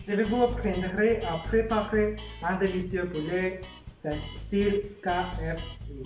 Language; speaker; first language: French; non-native, learner; Spanish